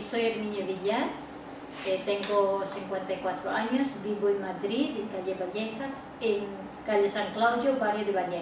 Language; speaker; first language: Spanish; non-native, local second language; Filipino